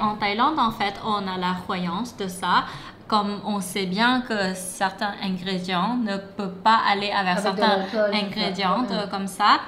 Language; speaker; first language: French; non-native, fluent; Thai